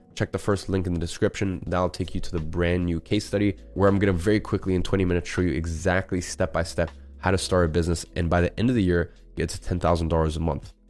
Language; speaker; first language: English; native; English